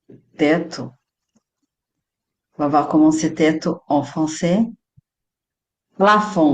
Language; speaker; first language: French; non-native, fluent; Portuguese